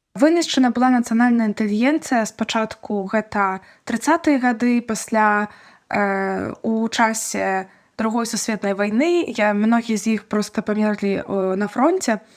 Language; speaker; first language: Belarusian; native; Belarusian